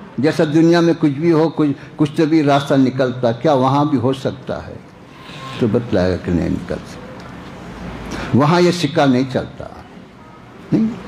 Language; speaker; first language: Urdu; native; Urdu